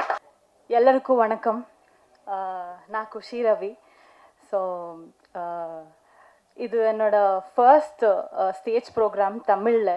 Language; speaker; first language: Tamil; non-native, learner; Kannada